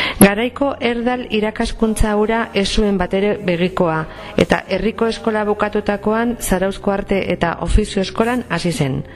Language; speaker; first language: Basque; non-native, local second language; Spanish